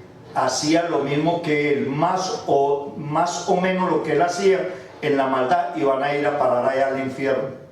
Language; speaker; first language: Spanish; native; Spanish